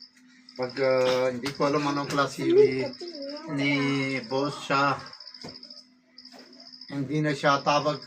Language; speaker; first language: Filipino; non-native, learner; Punjabi